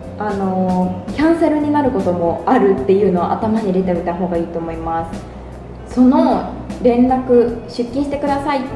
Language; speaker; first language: Japanese; native; Japanese